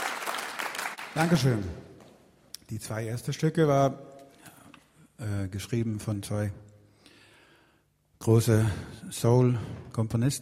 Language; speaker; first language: German; non-native, fluent; Swedish